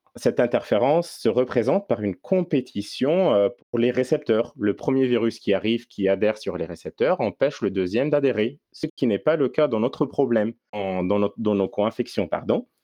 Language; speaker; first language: French; non-native, local second language; Arabic